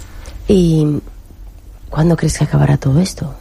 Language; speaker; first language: Spanish; native; Spanish